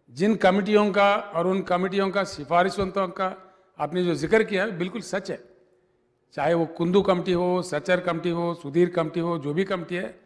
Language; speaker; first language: Hindi; non-native, local second language; Telugu